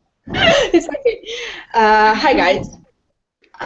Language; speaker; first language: English; non-native, learner; Romanian